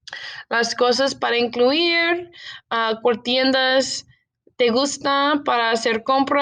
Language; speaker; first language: Spanish; non-native, learner; English